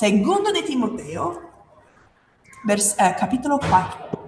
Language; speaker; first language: Spanish; non-native, fluent; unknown